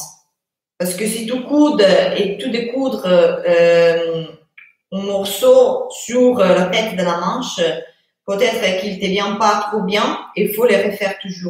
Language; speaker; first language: French; non-native, fluent; Italian